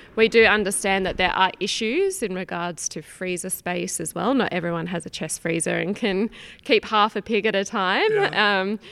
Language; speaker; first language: English; native; English